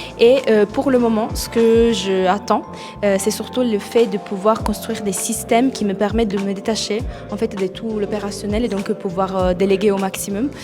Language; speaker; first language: French; non-native, fluent; Italian